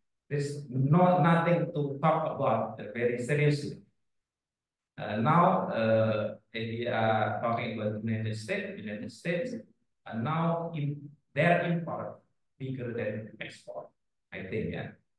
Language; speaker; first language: English; non-native, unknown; Indonesian